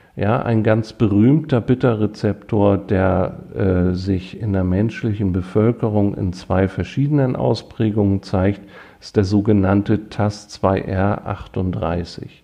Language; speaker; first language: German; native; German